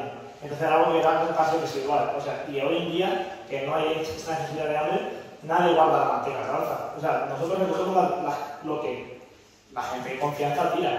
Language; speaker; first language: Spanish; native; Spanish